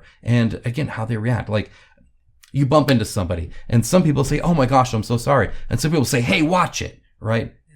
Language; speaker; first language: English; native; English